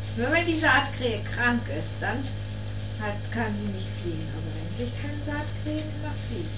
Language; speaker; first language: German; native; German